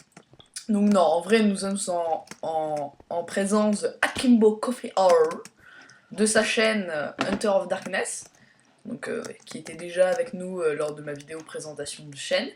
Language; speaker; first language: French; native; French